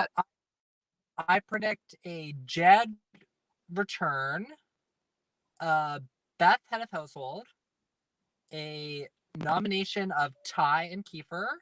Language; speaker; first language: English; native; English